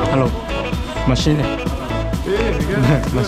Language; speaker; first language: German; non-native, learner; Korean